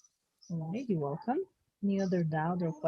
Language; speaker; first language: English; non-native, fluent; Spanish